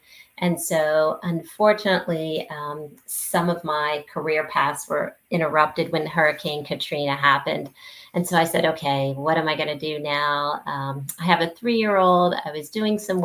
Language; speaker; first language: English; native; English